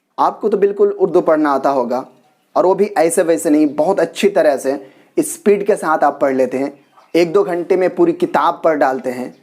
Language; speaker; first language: Urdu; native; Urdu